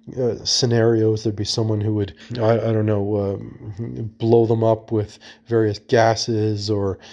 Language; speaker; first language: English; native; English